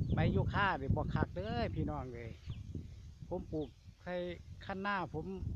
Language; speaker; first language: Thai; native; Thai